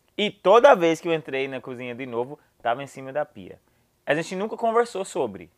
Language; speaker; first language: Portuguese; non-native, fluent; English